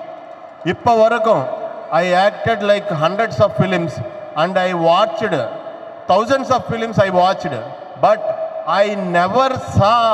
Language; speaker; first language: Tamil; non-native, learner; Telugu